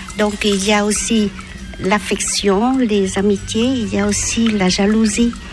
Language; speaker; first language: French; non-native, local second language; Vietnamese